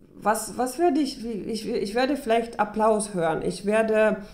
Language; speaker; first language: German; early bilingual, other home language; Russian